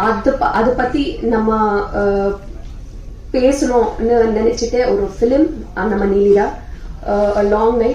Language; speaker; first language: Tamil; non-native, learner; Telugu